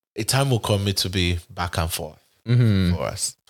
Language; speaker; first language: English; non-native, local second language; Bini